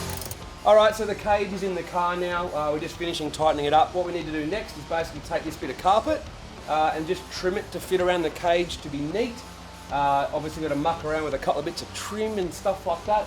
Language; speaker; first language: English; native; English